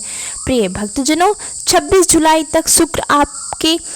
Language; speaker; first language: Hindi; native; Hindi